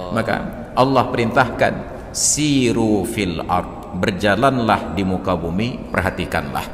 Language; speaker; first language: Indonesian; native; Indonesian